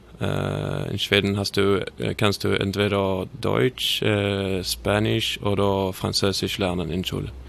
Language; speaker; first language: German; non-native, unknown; Swedish